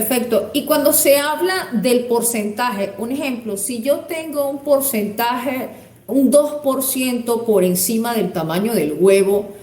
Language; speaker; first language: Spanish; native; Spanish